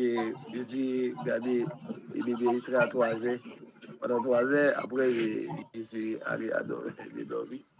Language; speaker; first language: French; non-native, learner; Haitian Creole